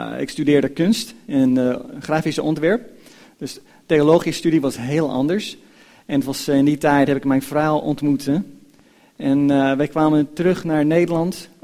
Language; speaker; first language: Dutch; non-native, fluent; English